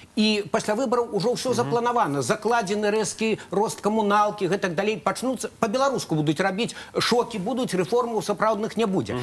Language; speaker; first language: Belarusian; native; Belarusian